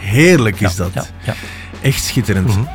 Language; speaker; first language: Dutch; native; Dutch